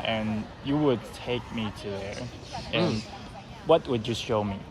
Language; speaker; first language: English; non-native, learner; Chinese